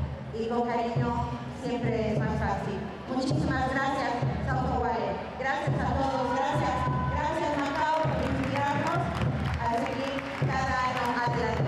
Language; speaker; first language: Spanish; native; Spanish